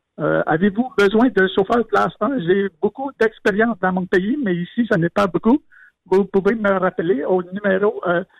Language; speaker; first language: French; non-native, fluent; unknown